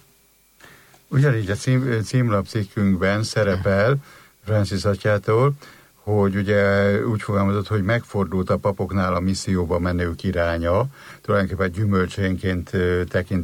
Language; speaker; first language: Hungarian; native; Hungarian